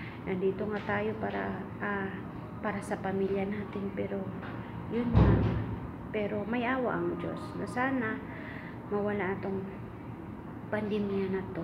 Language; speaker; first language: Filipino; non-native, local second language; Cebuano